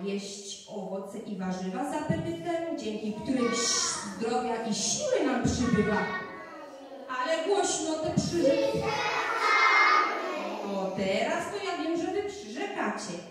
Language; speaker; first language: Polish; native; Polish